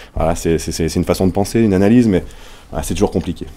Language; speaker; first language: French; native; French